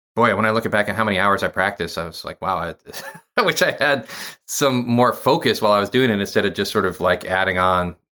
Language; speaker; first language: English; native; English